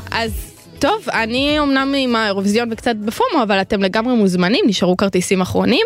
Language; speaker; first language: Hebrew; native; Hebrew